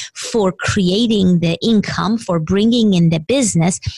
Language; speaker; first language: English; non-native, fluent; Persian